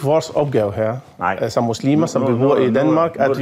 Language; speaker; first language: Danish; non-native, fluent; Arabic